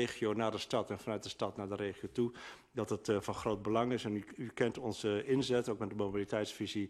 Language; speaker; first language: Dutch; native; Dutch